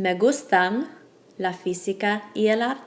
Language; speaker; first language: Spanish; non-native, fluent; English